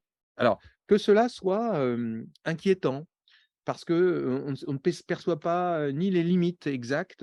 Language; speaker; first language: French; native; French